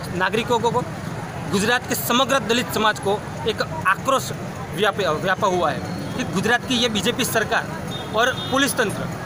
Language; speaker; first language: Hindi; non-native, local second language; Gujarati